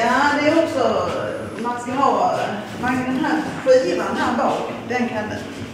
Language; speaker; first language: Swedish; native; Swedish